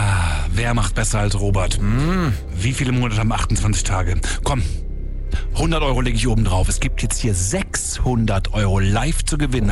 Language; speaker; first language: German; native; German